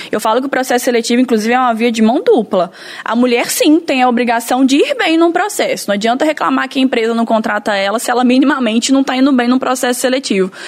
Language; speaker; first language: Portuguese; native; Portuguese